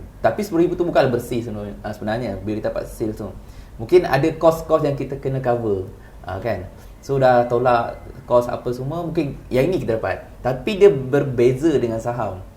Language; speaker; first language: Malay; native; Malay